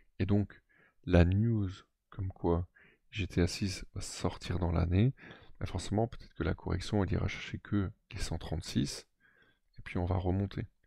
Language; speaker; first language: French; native; French